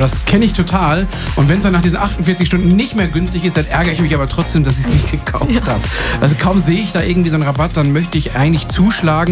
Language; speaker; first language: German; native; German